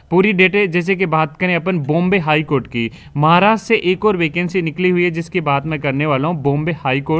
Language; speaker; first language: Hindi; native; Hindi